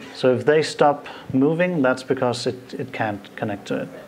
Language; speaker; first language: English; non-native, fluent; Danish